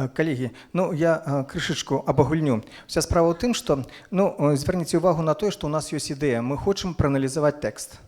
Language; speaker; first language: Belarusian; non-native, local second language; Russian